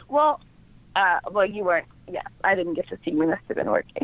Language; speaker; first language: English; native; English